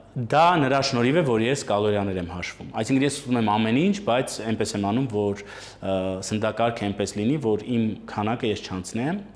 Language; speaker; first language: Armenian; early bilingual, heritage; Armenian